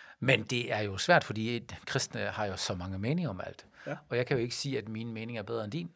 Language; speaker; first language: Danish; non-native, fluent; German